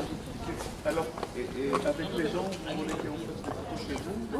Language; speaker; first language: French; native; French